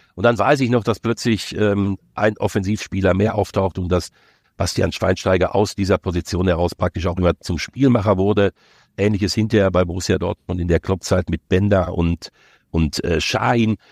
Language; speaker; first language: German; native; German